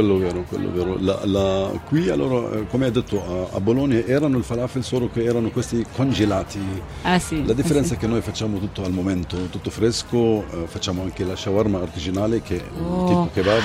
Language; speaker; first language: Italian; non-native, fluent; Arabic